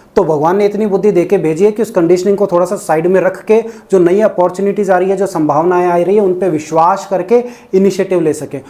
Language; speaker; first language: Hindi; native; Hindi